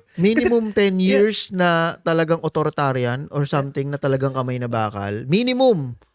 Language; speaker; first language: Filipino; native; Filipino